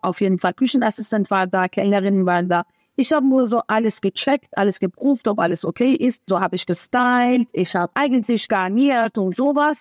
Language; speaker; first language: German; non-native, fluent; Persian